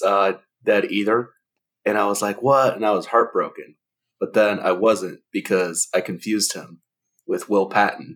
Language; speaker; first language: English; early bilingual, other home language; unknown